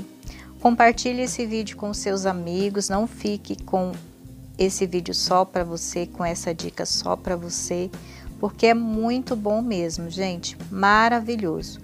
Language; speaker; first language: Portuguese; native; Portuguese